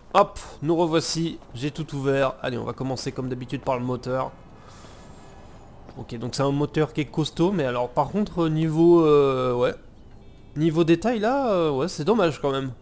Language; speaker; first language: French; native; French